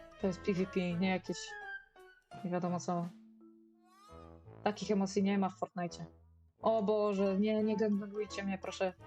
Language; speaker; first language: Polish; native; Polish